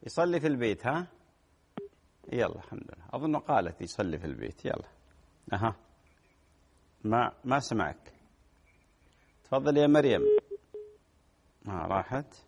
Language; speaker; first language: Arabic; native; Arabic